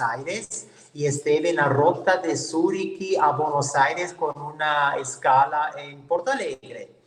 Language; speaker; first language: Portuguese; non-native, learner; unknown